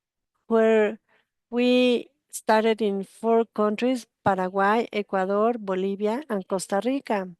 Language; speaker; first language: English; non-native, fluent; Spanish